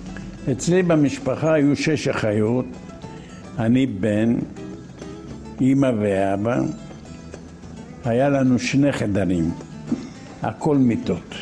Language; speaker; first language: Hebrew; non-native, fluent; Ladino